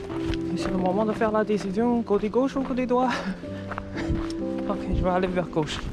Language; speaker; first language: French; non-native, fluent; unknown